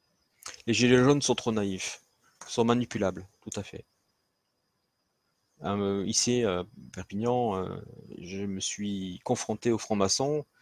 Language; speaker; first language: French; native; French